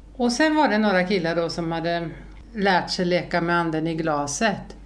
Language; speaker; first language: Swedish; early bilingual, other home language; Finnish